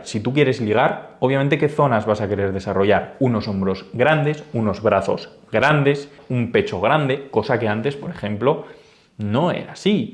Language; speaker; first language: Spanish; native; Spanish